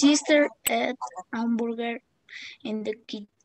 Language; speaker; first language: English; non-native, learner; Spanish